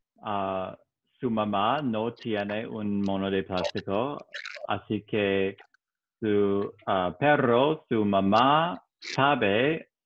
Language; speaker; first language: Spanish; non-native, learner; English